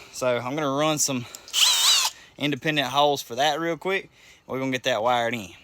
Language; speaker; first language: English; native; English